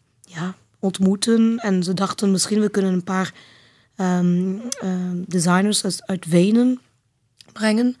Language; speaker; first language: Dutch; non-native, learner; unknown